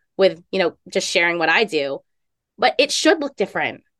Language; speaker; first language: English; native; English